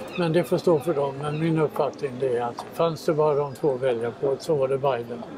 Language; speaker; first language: Swedish; native; Swedish